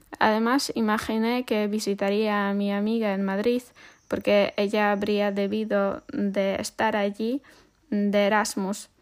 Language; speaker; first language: Spanish; non-native, fluent; Polish